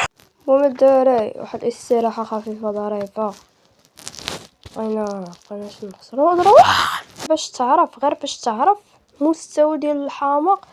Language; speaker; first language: Arabic; native; Arabic